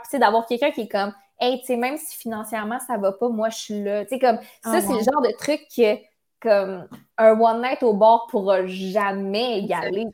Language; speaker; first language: French; native; French